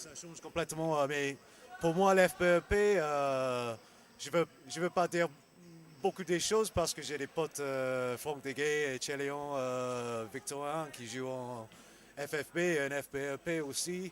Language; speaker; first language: French; non-native, learner; English